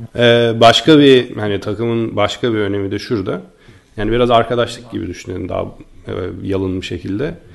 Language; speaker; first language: Turkish; native; Turkish